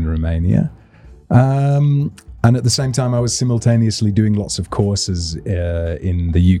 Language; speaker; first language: English; native; English